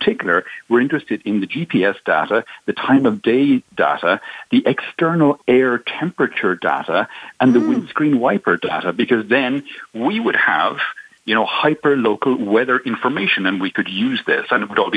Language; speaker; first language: English; native; English